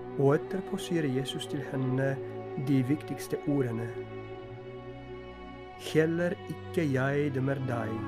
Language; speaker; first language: Norwegian; non-native, fluent; Polish